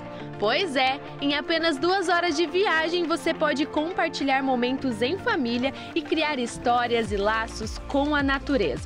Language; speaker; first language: Portuguese; native; Portuguese